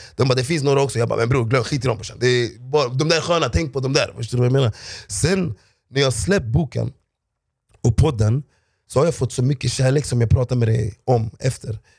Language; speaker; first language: Swedish; early bilingual, other home language; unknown